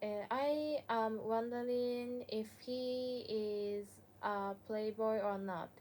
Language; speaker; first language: English; non-native, learner; Japanese